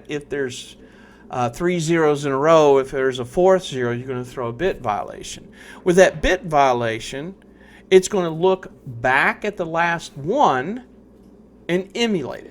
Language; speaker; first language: English; native; English